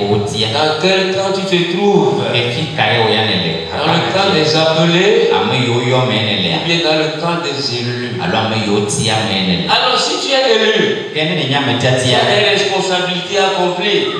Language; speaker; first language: French; non-native, local second language; Ewe